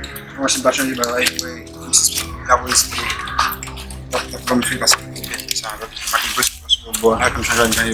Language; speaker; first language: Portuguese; non-native, learner; Haitian Creole